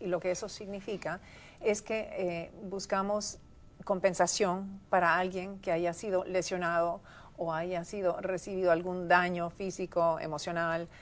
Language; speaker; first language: Spanish; native; Spanish